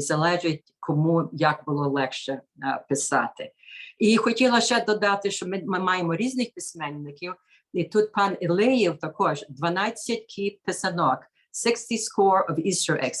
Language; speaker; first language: Ukrainian; early bilingual, heritage; Ukrainian